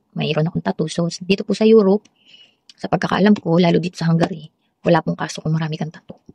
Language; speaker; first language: Filipino; native; Filipino